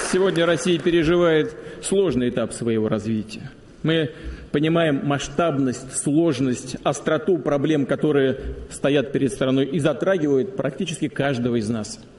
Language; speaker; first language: Russian; native; Russian